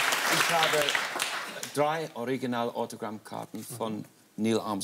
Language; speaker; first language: German; non-native, fluent; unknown